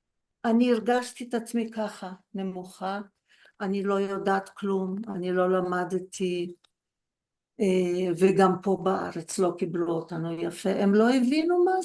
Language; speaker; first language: Hebrew; early bilingual, other home language; Polish